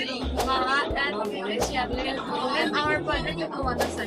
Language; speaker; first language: English; non-native, learner; Indonesian